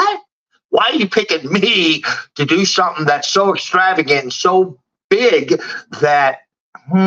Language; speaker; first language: English; native; English